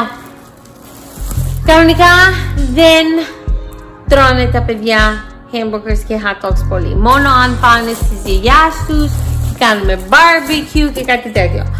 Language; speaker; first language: Greek; early bilingual, heritage; English